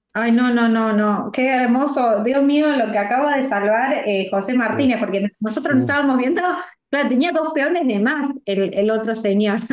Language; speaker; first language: Spanish; native; Spanish